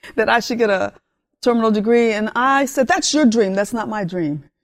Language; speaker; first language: English; early bilingual, other home language; Spanish